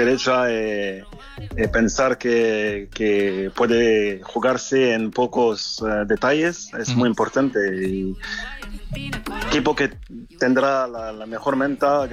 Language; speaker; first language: Spanish; non-native, fluent; French